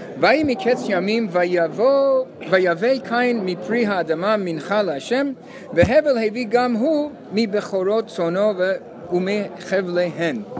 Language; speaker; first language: Hebrew; non-native, fluent; English